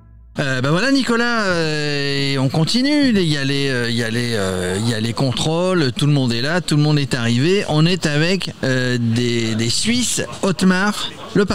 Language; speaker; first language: French; native; French